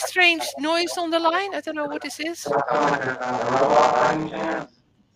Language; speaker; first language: English; non-native, fluent; Dutch